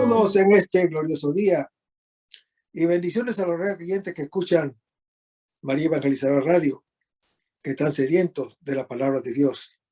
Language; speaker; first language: Spanish; native; Spanish